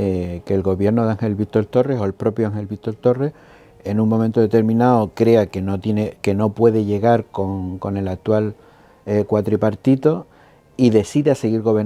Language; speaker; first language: Spanish; native; Spanish